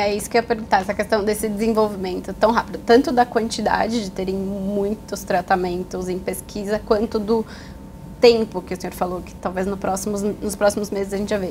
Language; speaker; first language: Portuguese; native; Portuguese